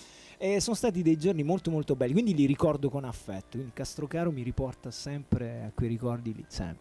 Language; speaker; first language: Italian; native; Italian